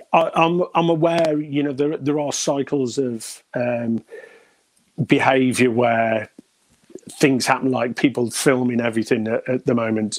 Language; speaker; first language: English; native; English